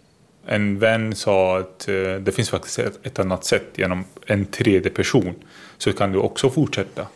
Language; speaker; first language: Swedish; non-native, fluent; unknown